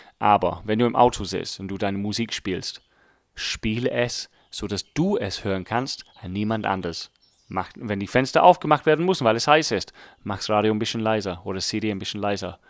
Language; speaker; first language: German; non-native, fluent; English